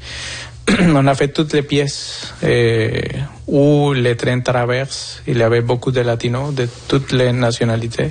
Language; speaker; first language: French; non-native, fluent; Spanish